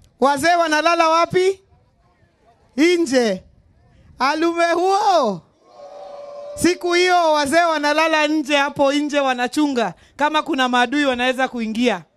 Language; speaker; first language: Swahili; non-native, local second language; Luo (Kenya and Tanzania)